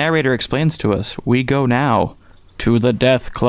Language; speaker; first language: English; native; English